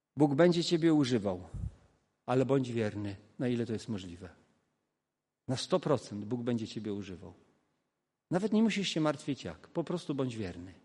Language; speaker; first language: Polish; non-native, local second language; Kashubian